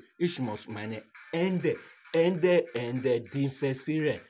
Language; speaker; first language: German; non-native, learner; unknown